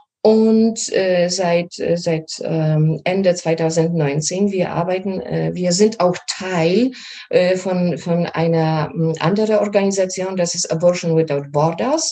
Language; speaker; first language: German; non-native, fluent; Polish